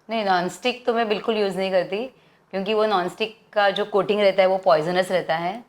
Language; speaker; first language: Hindi; non-native, local second language; Marathi